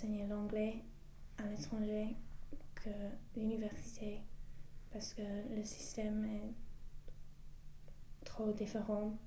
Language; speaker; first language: French; non-native, learner; English